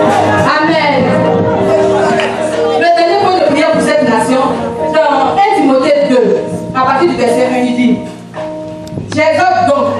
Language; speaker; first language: French; non-native, local second language; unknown